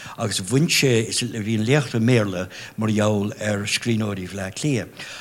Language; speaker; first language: Irish; non-native, local second language; English